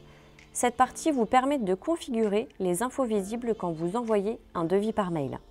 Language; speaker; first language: French; native; French